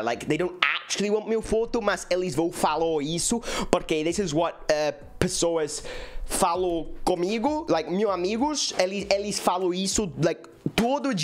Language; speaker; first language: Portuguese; non-native, learner; English